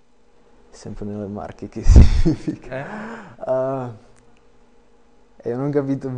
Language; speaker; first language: Italian; non-native, learner; Czech